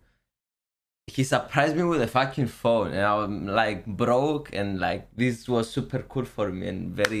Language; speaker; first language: English; non-native, learner; Greek